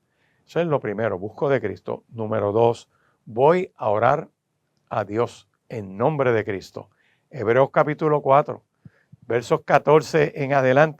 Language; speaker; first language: Spanish; native; Spanish